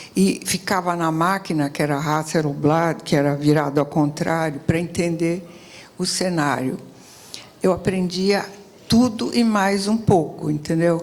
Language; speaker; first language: Portuguese; early bilingual, other home language; Italian